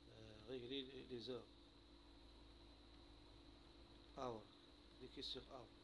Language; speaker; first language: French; non-native, local second language; Arabic